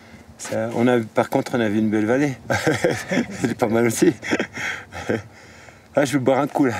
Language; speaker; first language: French; native; French